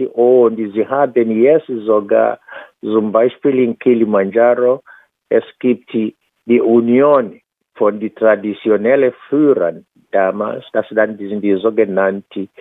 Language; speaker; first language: German; non-native, fluent; Swahili